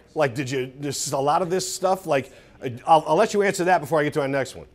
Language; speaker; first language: English; native; English